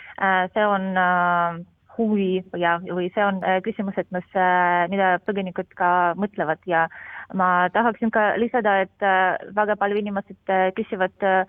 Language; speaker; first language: Estonian; non-native, learner; Ukrainian